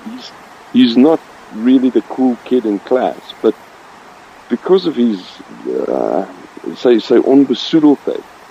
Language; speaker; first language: English; non-native, local second language; Afrikaans